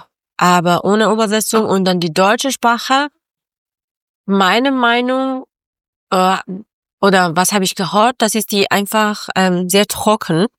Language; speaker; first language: German; non-native, learner; Persian